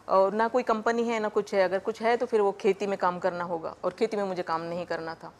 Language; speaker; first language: Hindi; non-native, local second language; Marathi